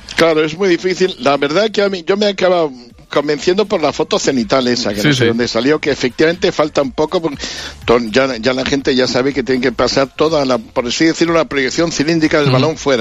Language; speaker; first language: Spanish; native; Spanish